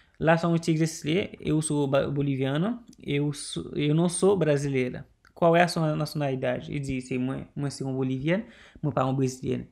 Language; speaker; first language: Portuguese; non-native, learner; Haitian Creole